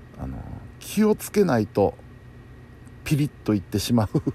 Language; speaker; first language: Japanese; native; Japanese